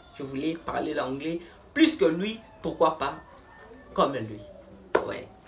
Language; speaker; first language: French; non-native, local second language; Lingala